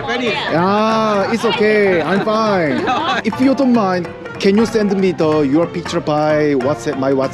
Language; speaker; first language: English; non-native, learner; Korean